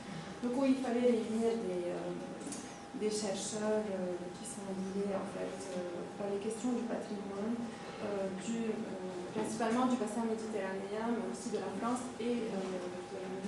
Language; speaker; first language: French; non-native, local second language; Arabic